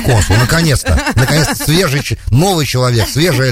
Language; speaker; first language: Russian; native; Russian